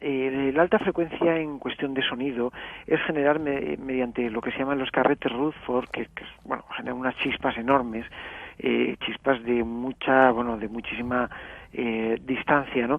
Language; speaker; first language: Spanish; native; Spanish